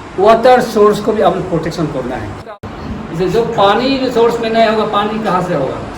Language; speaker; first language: Hindi; non-native, local second language; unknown